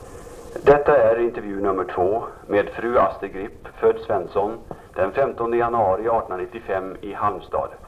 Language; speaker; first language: Swedish; native; Swedish